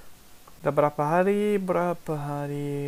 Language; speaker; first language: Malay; non-native, learner; English